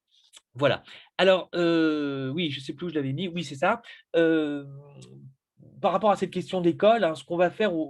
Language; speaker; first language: French; native; French